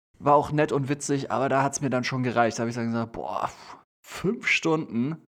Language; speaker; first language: German; native; German